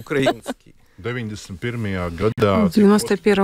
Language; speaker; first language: Russian; non-native, local second language; Latvian